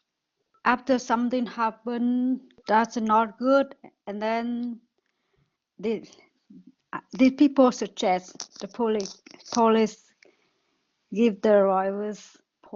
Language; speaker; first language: English; non-native, learner; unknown